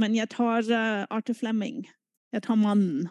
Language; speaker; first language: Norwegian; non-native, fluent; German